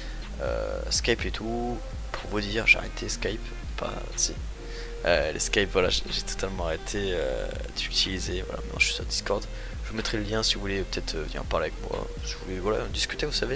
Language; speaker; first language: French; native; French